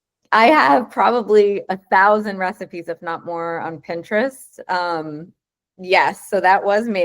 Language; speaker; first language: English; native; English